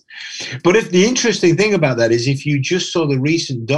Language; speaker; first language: English; native; English